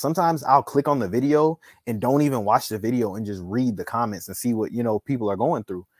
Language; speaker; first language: English; native; English